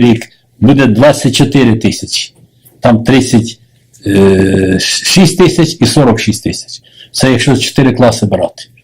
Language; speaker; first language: Ukrainian; native; Ukrainian